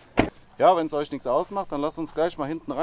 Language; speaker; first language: German; native; German